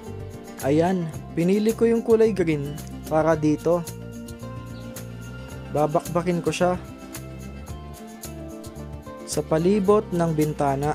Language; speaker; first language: Filipino; native; Filipino